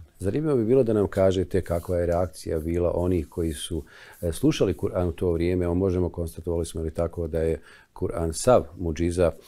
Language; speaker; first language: Bosnian; native; Bosnian